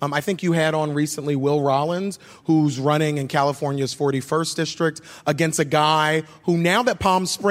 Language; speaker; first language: English; native; English